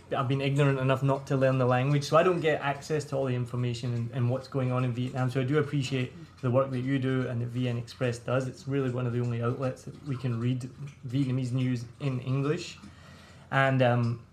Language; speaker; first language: English; native; English